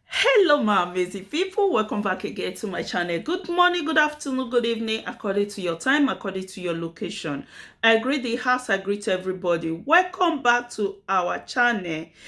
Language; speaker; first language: Nigerian Pidgin; native; Nigerian Pidgin